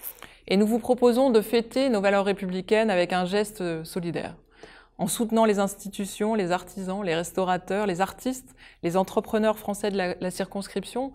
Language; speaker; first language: French; native; French